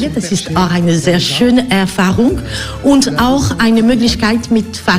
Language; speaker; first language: German; non-native, learner; French